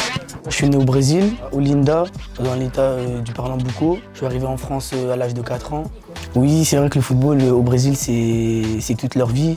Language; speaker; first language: French; early bilingual, other home language; Portuguese